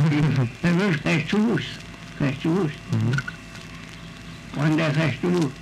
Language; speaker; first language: Spanish; non-native, local second language; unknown